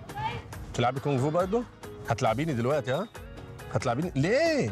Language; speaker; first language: Arabic; native; Arabic